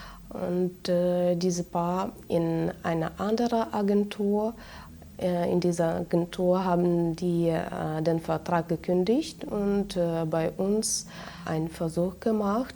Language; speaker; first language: German; non-native, fluent; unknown